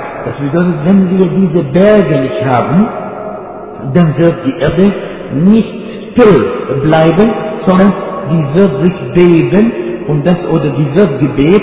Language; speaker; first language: German; non-native, fluent; Arabic